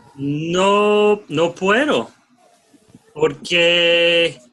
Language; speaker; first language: Spanish; non-native, learner; English